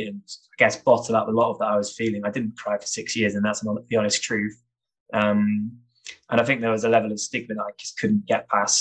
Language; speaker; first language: English; native; English